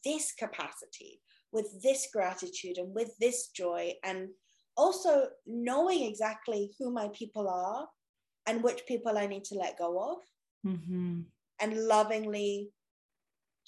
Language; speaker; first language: English; native; English